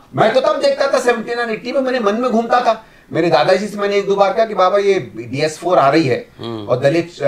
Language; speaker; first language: Hindi; native; Hindi